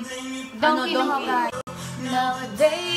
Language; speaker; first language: Japanese; non-native, learner; Filipino